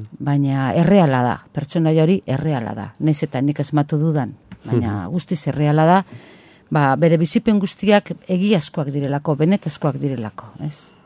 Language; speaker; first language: Basque; non-native, local second language; Spanish